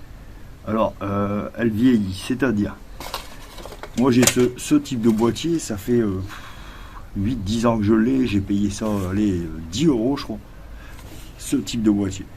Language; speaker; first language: French; native; French